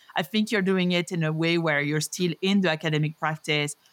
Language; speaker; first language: English; non-native, fluent; French